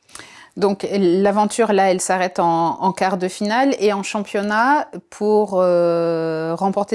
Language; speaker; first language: French; native; French